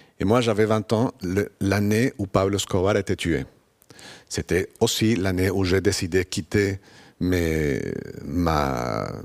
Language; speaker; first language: French; non-native, fluent; Spanish